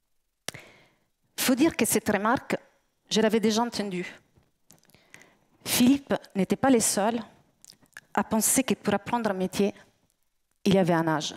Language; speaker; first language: French; native; French